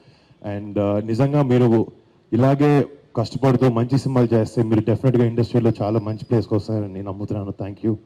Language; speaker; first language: Telugu; native; Telugu